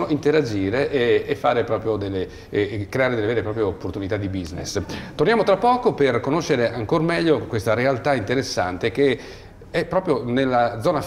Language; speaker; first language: Italian; native; Italian